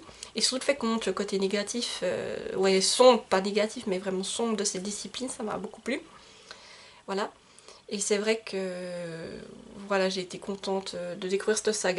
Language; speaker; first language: French; native; French